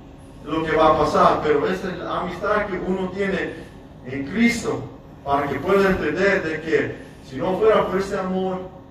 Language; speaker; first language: Spanish; early bilingual, heritage; English